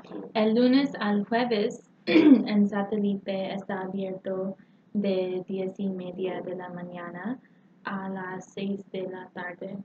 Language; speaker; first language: Spanish; non-native, learner; English